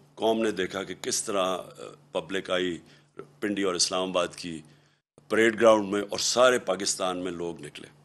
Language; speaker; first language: Urdu; native; Urdu